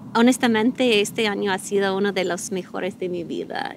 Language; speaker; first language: Spanish; non-native, fluent; English